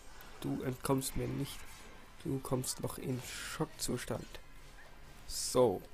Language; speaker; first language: German; native; German